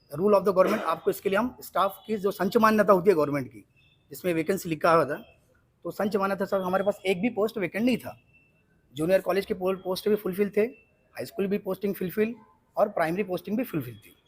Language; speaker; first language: Hindi; non-native, local second language; Marathi